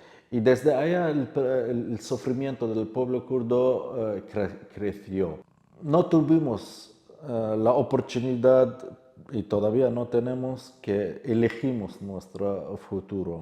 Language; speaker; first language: Spanish; non-native, fluent; Kurdish